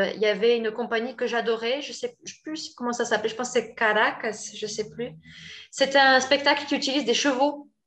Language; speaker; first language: French; native; French